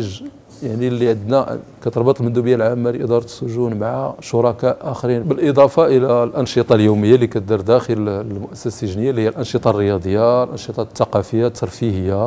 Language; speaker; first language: Arabic; native; Arabic